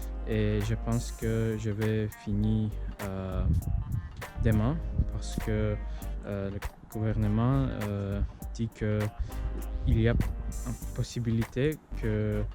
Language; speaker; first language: French; non-native, learner; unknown